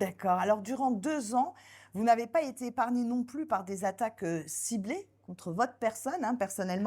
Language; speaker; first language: French; native; French